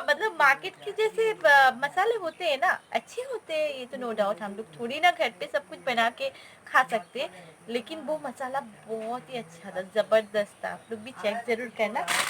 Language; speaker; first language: Hindi; non-native, local second language; Bangla